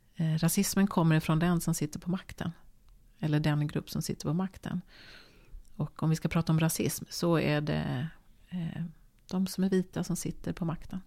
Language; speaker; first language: Swedish; native; Swedish